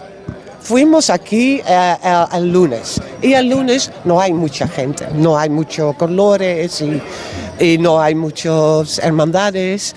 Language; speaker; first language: Spanish; non-native, learner; Dutch